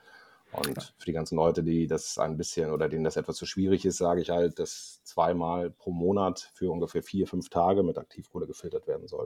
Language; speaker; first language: German; native; German